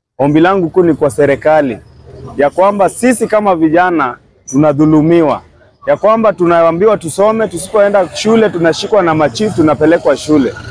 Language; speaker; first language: Swahili; non-native, local second language; Luo (Kenya and Tanzania)